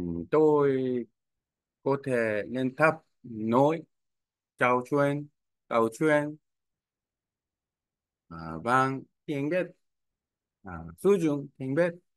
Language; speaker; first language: Vietnamese; non-native, learner; Korean